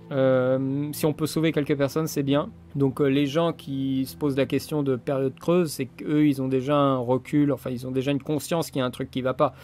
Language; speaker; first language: French; native; French